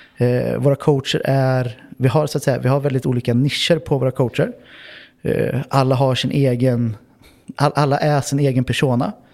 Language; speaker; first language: Swedish; native; Swedish